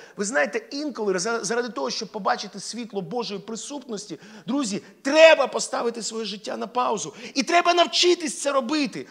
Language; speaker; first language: Ukrainian; non-native, local second language; Russian